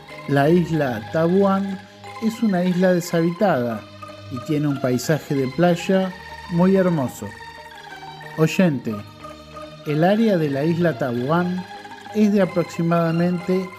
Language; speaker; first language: Spanish; non-native, fluent; Indonesian